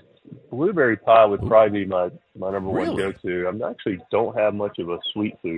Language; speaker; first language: English; native; English